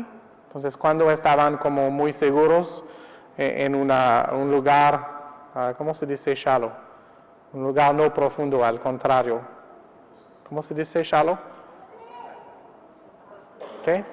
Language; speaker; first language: Spanish; non-native, fluent; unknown